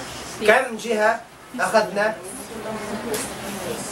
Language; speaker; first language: Arabic; non-native, fluent; Tausug